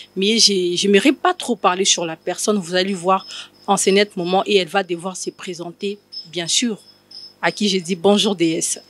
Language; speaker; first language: French; non-native, local second language; Lingala